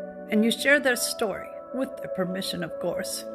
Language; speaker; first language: English; native; English